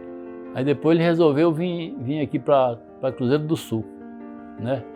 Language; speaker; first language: Portuguese; native; Portuguese